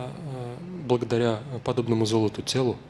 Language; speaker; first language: Russian; native; Russian